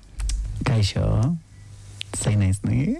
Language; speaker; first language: Basque; native; Basque